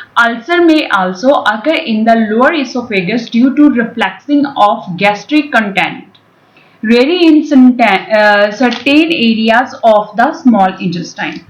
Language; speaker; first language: English; non-native, local second language; Punjabi